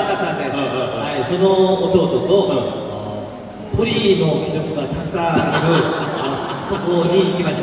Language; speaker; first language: Japanese; non-native, learner; Korean